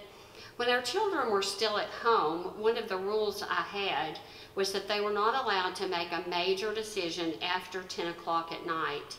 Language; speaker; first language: English; native; English